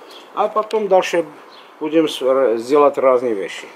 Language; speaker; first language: Russian; non-native, fluent; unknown